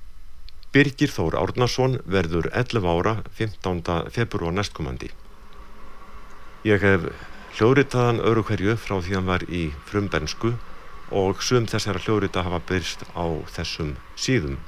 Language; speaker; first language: Icelandic; native; Icelandic